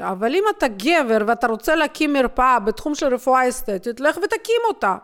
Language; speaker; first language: Hebrew; non-native, fluent; Russian